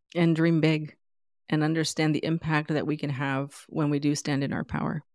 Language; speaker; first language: English; native; English